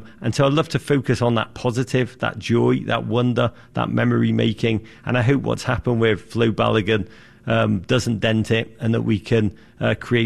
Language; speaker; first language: English; native; English